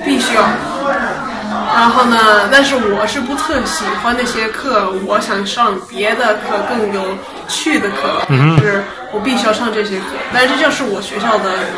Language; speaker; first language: Chinese; early bilingual, heritage; Chinese